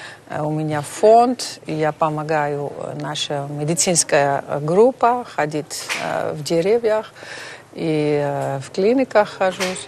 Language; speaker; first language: Russian; non-native, fluent; Dutch